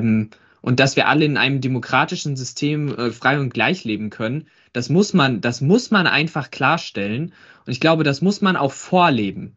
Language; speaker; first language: German; native; German